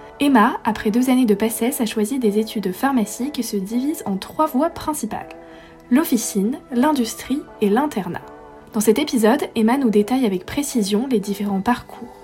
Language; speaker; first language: French; native; French